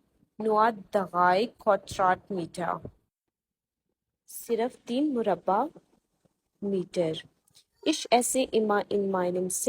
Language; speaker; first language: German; non-native, fluent; Urdu